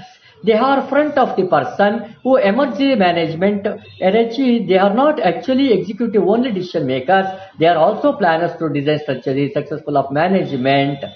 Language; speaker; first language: English; non-native, local second language; Kannada